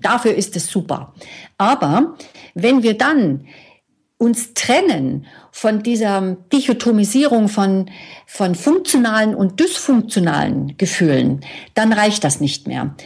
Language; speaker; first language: German; native; German